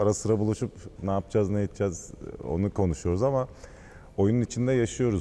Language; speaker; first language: Turkish; native; Turkish